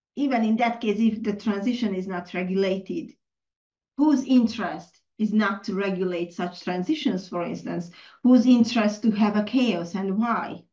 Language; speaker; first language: English; non-native, fluent; Hungarian